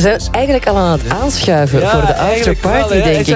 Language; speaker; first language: Dutch; native; Dutch